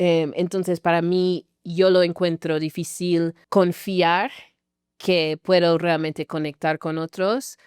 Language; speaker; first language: Spanish; non-native, fluent; English